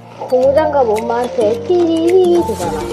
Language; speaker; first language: Korean; native; Korean